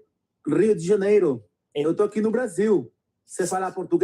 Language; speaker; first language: Portuguese; non-native, learner; Spanish